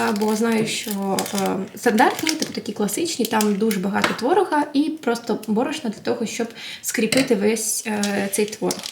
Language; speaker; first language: Ukrainian; non-native, local second language; Russian